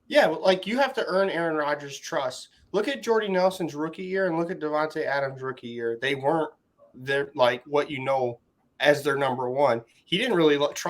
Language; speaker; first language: English; native; English